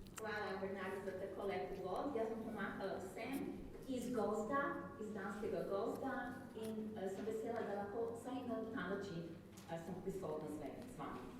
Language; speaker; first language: Slovenian; non-native, fluent; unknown